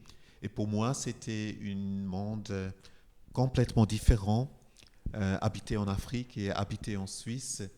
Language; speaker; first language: French; non-native, fluent; Igbo